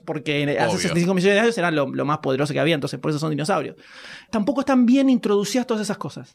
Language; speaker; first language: Spanish; native; Spanish